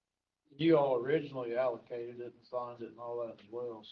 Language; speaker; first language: English; native; English